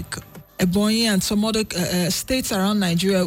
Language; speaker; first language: English; non-native, local second language; Igbo